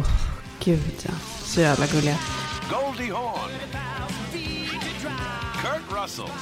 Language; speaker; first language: Swedish; native; Swedish